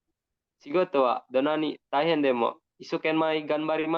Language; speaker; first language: Japanese; non-native, learner; Indonesian